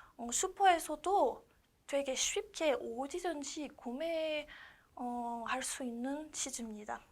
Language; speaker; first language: Korean; non-native, learner; French